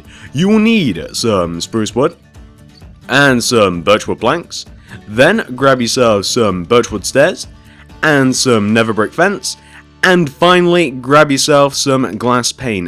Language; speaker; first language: English; native; English